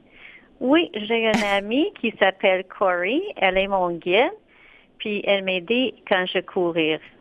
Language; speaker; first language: French; non-native, local second language; English